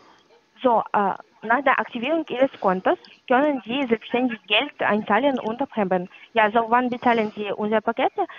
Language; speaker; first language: German; non-native, learner; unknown